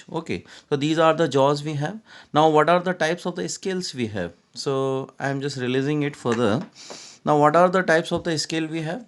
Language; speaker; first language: English; non-native, local second language; Hindi